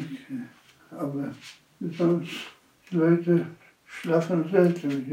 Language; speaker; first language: German; non-native, fluent; Polish